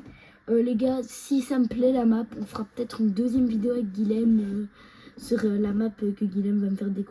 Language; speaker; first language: French; native; French